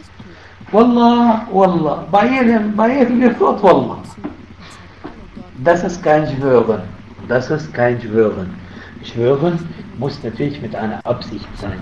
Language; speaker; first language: German; non-native, fluent; Arabic